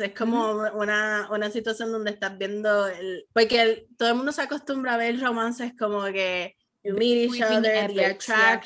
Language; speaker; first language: Spanish; early bilingual, heritage; Spanish